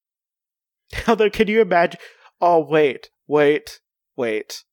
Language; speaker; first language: English; early bilingual, other home language; Spanish